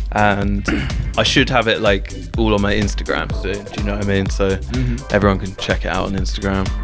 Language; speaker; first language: English; native; English